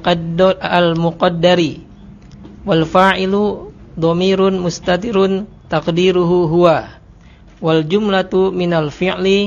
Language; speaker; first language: Arabic; non-native, learner; Indonesian